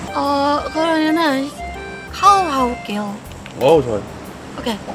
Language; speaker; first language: Korean; native; Korean